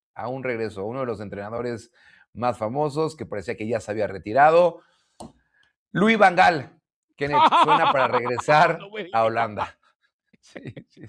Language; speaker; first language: Spanish; native; Spanish